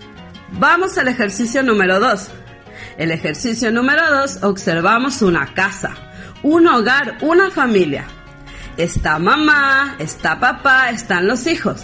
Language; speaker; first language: Spanish; native; Spanish